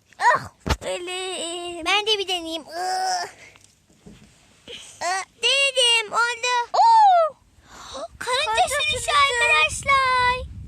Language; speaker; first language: Turkish; native; Turkish